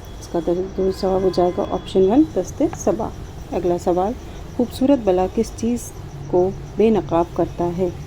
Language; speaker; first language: Urdu; native; Urdu